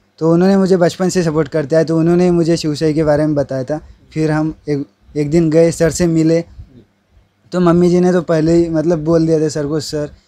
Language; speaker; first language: Hindi; non-native, local second language; Marathi